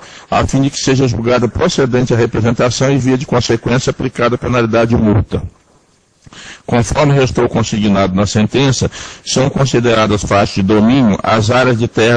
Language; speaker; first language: Portuguese; native; Portuguese